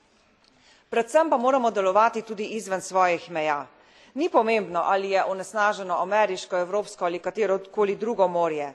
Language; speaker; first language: Slovenian; native; Slovenian